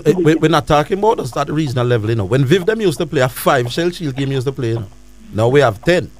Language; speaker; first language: English; native; English